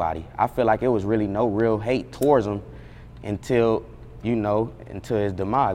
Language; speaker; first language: English; native; English